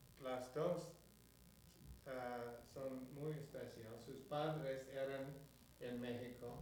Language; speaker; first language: Spanish; non-native, learner; English